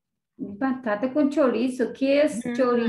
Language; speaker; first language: Spanish; non-native, learner; Portuguese